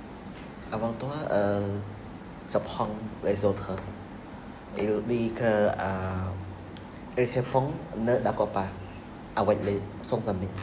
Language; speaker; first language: French; non-native, learner; Vietnamese